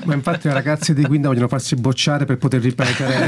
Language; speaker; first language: Italian; native; Italian